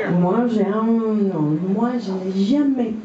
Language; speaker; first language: French; non-native, learner; English